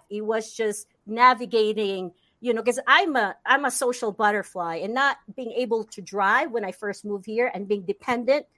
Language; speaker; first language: English; non-native, local second language; Cebuano